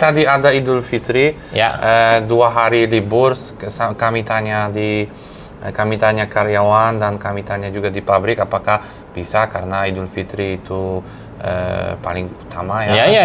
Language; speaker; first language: Indonesian; non-native, fluent; Polish